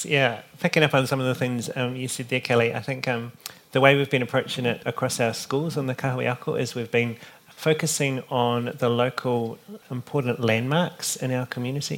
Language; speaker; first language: English; native; English